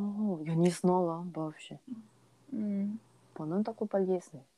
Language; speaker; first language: Russian; non-native, learner; Korean